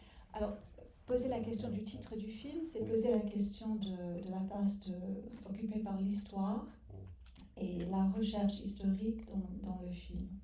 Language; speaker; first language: French; non-native, fluent; English